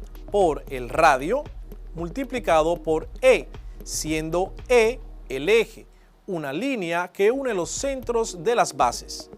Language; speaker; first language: Spanish; native; Spanish